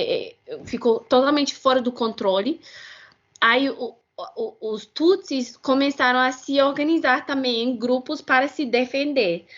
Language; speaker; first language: Portuguese; non-native, fluent; English